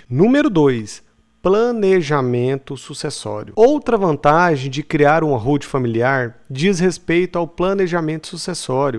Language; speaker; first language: Portuguese; native; Portuguese